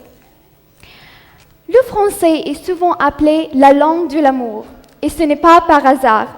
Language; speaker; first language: French; non-native, learner; Arabic